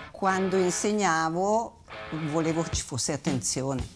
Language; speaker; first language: Italian; native; Italian